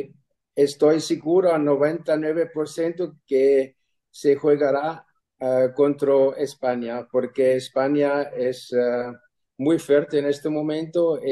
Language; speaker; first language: Spanish; non-native, fluent; German